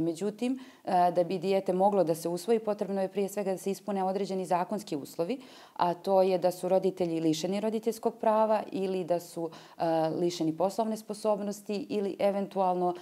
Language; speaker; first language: Croatian; native; Croatian